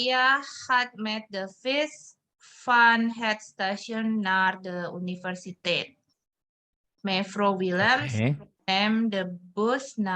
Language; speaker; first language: Dutch; non-native, learner; Indonesian